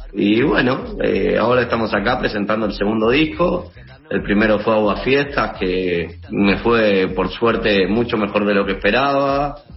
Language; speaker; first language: Spanish; native; Spanish